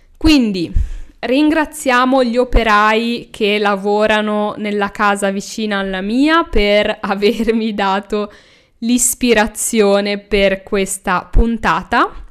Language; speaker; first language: Italian; native; Italian